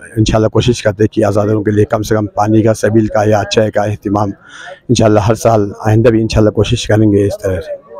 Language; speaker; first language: Urdu; non-native, local second language; Balti